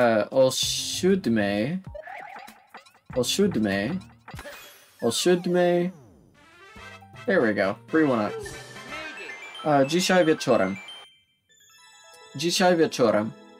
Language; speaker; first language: Polish; non-native, learner; English